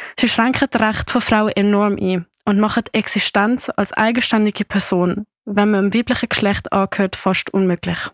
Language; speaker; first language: German; native; German